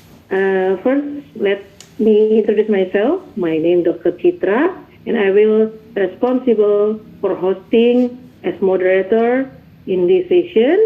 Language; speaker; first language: English; non-native, learner; Indonesian